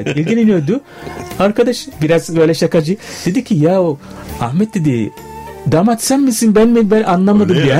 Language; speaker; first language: Turkish; non-native, fluent; Arabic